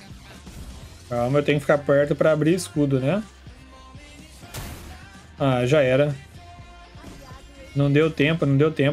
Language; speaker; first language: Portuguese; native; Portuguese